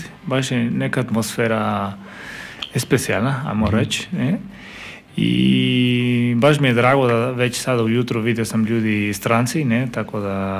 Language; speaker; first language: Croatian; non-native, fluent; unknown